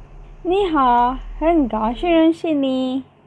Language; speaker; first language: Chinese; non-native, learner; Malay